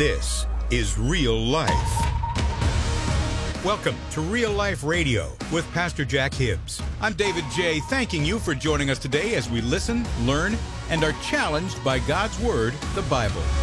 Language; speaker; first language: English; native; English